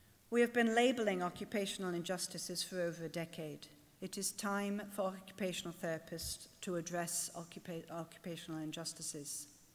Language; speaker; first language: English; native; English